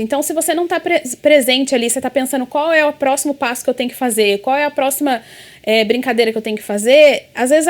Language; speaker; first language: Portuguese; native; Portuguese